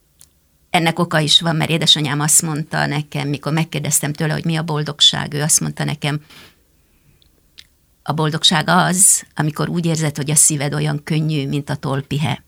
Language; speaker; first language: Hungarian; native; Hungarian